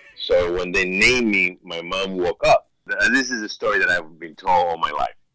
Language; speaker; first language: English; early bilingual, other home language; Spanish